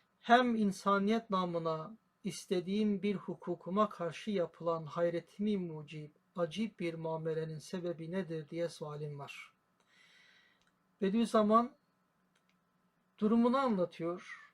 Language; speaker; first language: Turkish; native; Turkish